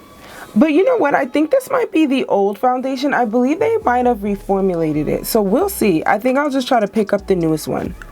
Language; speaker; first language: English; native; English